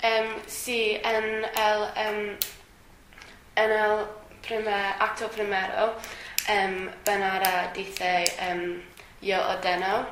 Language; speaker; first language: Spanish; non-native, learner; English